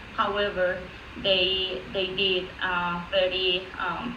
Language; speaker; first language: English; non-native, fluent; Spanish